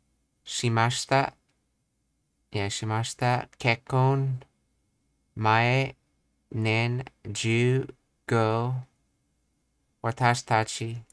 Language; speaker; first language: Japanese; non-native, learner; English